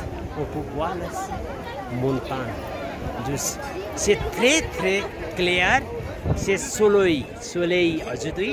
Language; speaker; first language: French; non-native, learner; Nepali